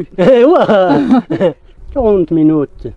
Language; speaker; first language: French; non-native, learner; Central Atlas Tamazight